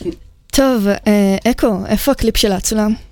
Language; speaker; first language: Hebrew; native; Hebrew